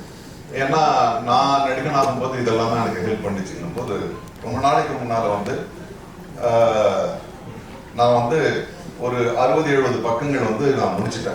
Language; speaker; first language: Tamil; native; Tamil